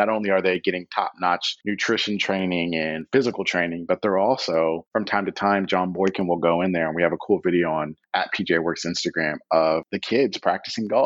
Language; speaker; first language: English; native; English